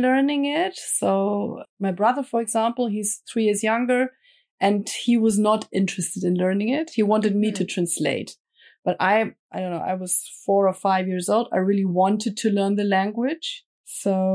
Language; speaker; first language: English; non-native, fluent; German